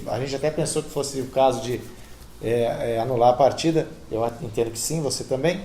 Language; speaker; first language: Portuguese; native; Portuguese